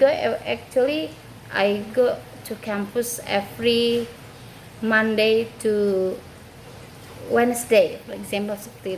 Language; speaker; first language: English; non-native, fluent; Indonesian